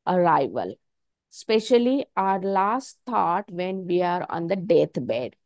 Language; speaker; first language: English; non-native, local second language; Marathi